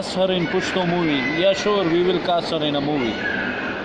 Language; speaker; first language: English; non-native, fluent; Pashto